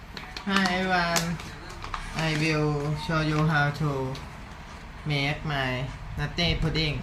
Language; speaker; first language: English; non-native, learner; Thai